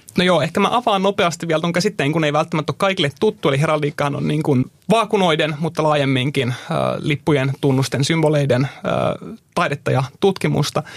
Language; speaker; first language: Finnish; native; Finnish